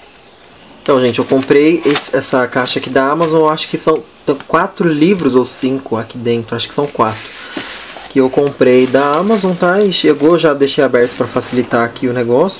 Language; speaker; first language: Portuguese; native; Portuguese